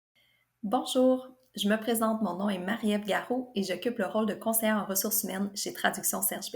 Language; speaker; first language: French; native; French